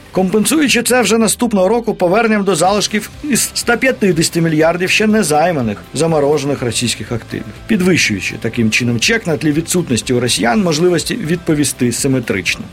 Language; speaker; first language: Ukrainian; non-native, local second language; Russian